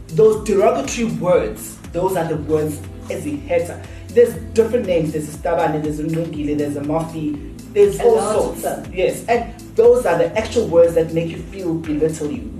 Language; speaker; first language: English; non-native, local second language; Zulu